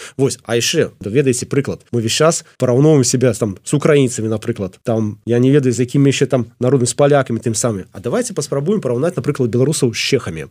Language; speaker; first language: Belarusian; non-native, local second language; Russian